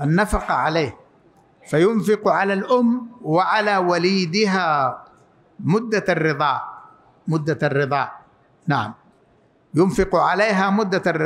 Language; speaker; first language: Arabic; native; Arabic